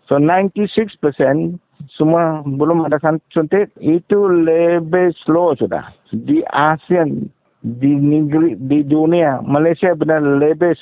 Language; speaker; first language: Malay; non-native, local second language; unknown